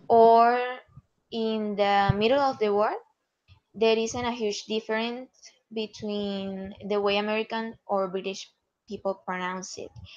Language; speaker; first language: English; non-native, learner; Spanish